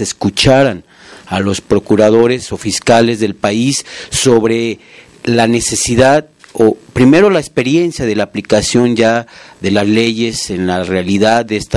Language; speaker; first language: Spanish; native; Spanish